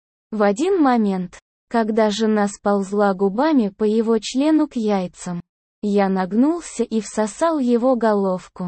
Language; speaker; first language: Russian; native; Russian